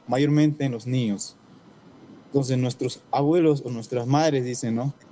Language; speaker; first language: Spanish; non-native, local second language; Shipibo-Conibo